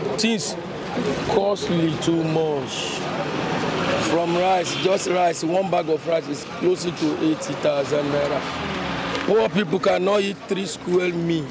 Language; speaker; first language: Nigerian Pidgin; non-native, local second language; Yoruba